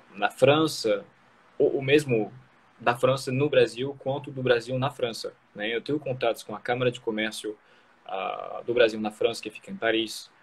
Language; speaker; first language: Portuguese; non-native, fluent; French